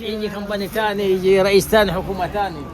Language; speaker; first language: Arabic; non-native, learner; Chinese